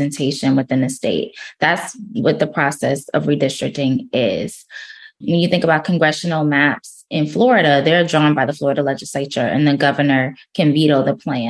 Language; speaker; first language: English; native; English